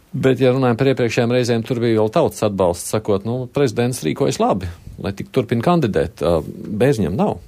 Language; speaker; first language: Latvian; native; Latvian